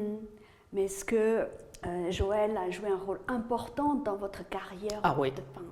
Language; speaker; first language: French; native; French